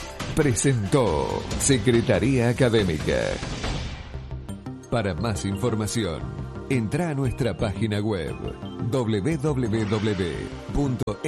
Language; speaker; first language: Spanish; native; Spanish